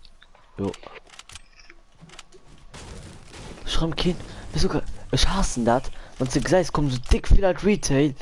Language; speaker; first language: German; non-native, local second language; Luxembourgish